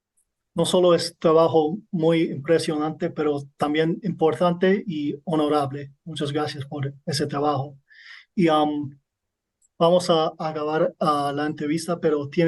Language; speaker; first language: Spanish; non-native, learner; English